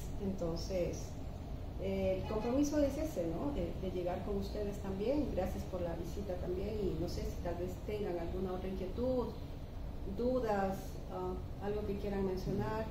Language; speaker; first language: Spanish; native; Spanish